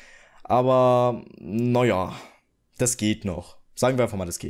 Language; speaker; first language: German; native; German